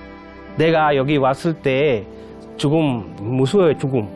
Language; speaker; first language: Korean; non-native, learner; Sinhala